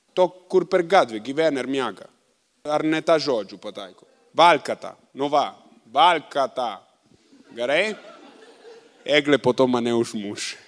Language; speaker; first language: Lithuanian; non-native, fluent; Italian